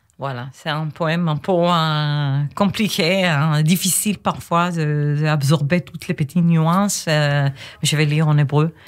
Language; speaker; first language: French; non-native, fluent; Hebrew